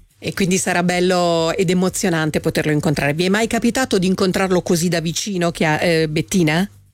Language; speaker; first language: Italian; native; Italian